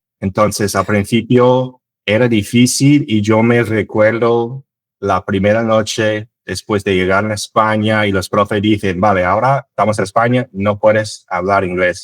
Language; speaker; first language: Spanish; non-native, fluent; English